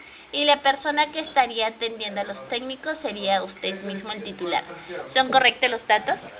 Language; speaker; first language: Spanish; native; Spanish